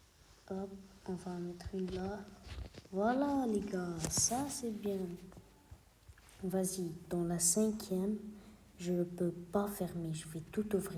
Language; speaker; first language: French; native; French